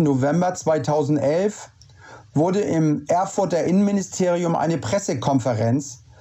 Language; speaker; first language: German; native; German